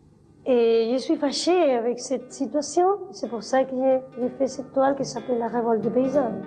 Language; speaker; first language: French; non-native, fluent; Spanish